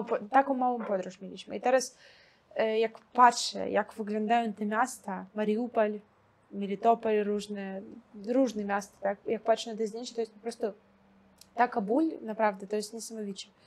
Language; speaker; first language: Polish; non-native, fluent; Russian